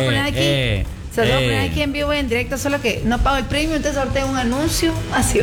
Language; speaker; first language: Spanish; native; Spanish